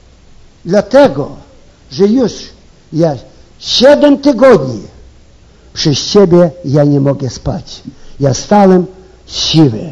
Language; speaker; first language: Polish; early bilingual, heritage; Ukrainian